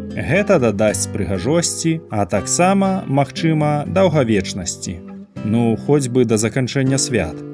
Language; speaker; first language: Belarusian; native; Belarusian